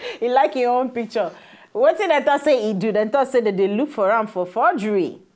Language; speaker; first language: Nigerian Pidgin; native; Nigerian Pidgin